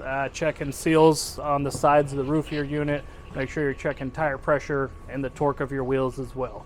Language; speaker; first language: English; native; English